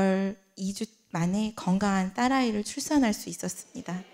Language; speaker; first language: Korean; native; Korean